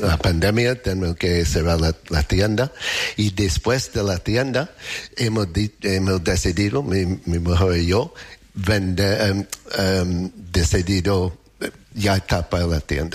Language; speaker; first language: Spanish; non-native, learner; English